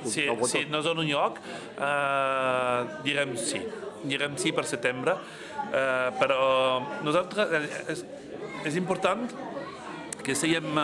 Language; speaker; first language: Catalan; non-native, local second language; French